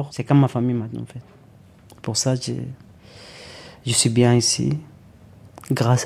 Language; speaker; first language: French; non-native, learner; Arabic